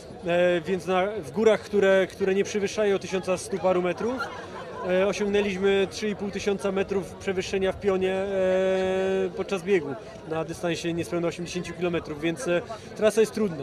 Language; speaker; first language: Polish; native; Polish